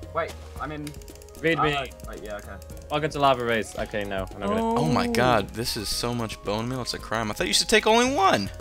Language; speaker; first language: English; native; English